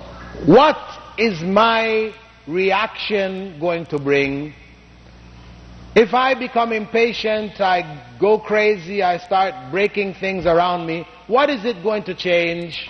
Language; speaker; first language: English; non-native, fluent; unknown